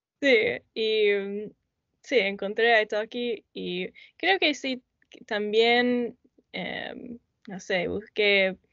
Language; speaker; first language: Spanish; non-native, learner; English